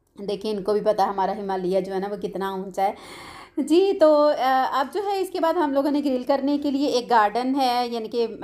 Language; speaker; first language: Urdu; non-native, local second language; Punjabi